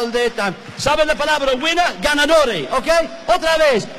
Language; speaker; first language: Spanish; non-native, learner; English